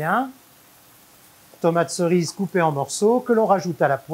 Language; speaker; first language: French; native; French